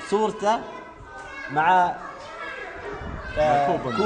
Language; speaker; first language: Arabic; native; Arabic